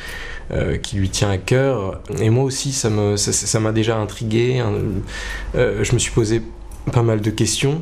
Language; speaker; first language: French; native; French